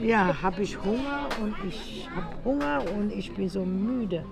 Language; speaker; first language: German; non-native, learner; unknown